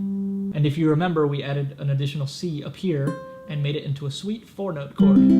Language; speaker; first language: English; native; English